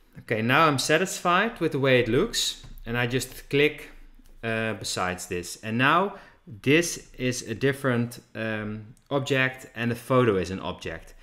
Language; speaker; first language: English; non-native, fluent; Dutch